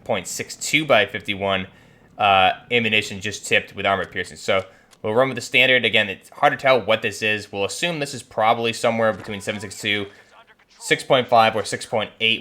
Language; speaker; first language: English; native; English